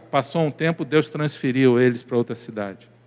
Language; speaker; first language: Portuguese; native; Portuguese